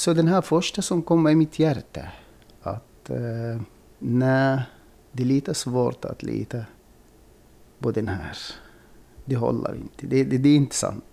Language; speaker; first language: Swedish; non-native, fluent; Arabic